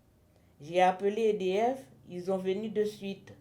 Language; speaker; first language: French; non-native, learner; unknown